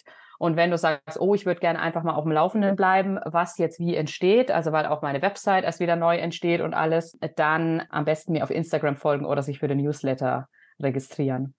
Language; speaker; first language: German; native; German